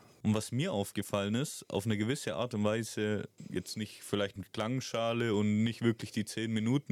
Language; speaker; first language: German; native; German